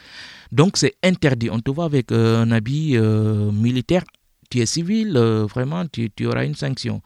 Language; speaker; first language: French; non-native, local second language; Fula